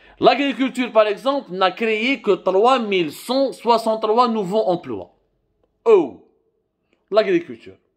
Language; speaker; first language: French; non-native, local second language; Arabic